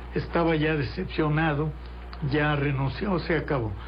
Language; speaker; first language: Spanish; native; Spanish